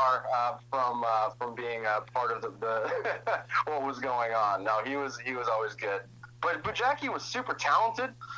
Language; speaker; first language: English; native; English